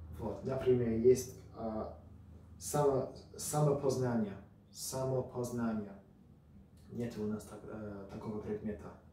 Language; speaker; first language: Russian; early bilingual, heritage; Russian